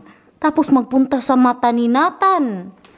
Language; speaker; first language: Filipino; native; Filipino